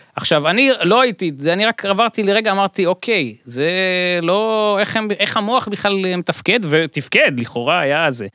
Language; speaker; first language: Hebrew; native; Hebrew